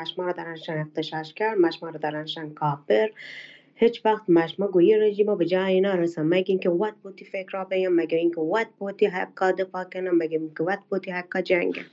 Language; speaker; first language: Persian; non-native, local second language; Baluchi